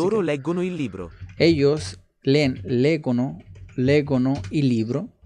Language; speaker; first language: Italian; non-native, learner; Spanish